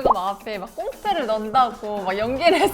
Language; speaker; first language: Korean; native; Korean